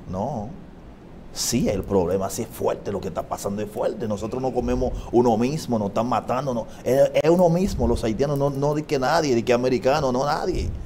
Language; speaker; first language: Spanish; non-native, fluent; Haitian Creole